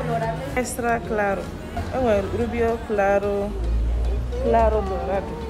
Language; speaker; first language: Spanish; non-native, learner; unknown